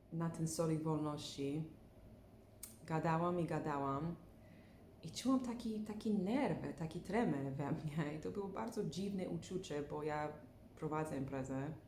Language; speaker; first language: Polish; non-native, learner; English